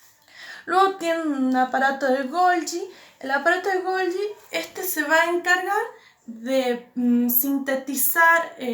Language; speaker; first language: Spanish; native; Spanish